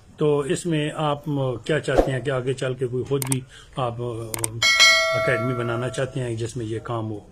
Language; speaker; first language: Urdu; non-native, local second language; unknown